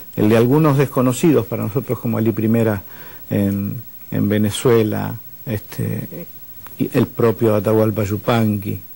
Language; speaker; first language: Spanish; native; Spanish